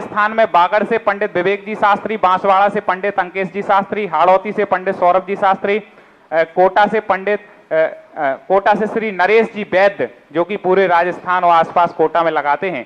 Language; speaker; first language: Hindi; native; Hindi